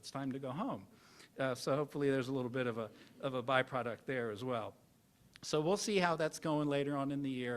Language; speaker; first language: English; native; English